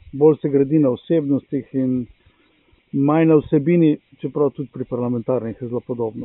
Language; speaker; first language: Slovenian; native; Slovenian